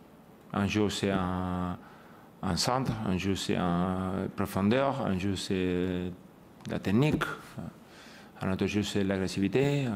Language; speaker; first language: French; non-native, fluent; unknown